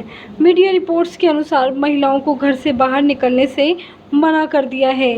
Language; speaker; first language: Hindi; native; Hindi